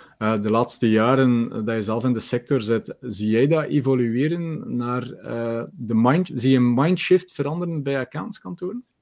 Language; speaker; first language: Dutch; native; Dutch